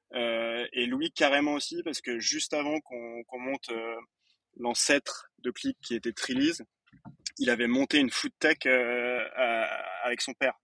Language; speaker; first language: French; native; French